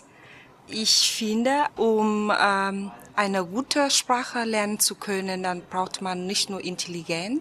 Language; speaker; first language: German; non-native, fluent; Vietnamese